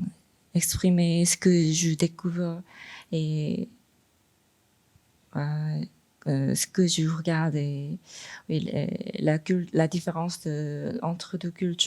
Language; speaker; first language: French; non-native, fluent; Korean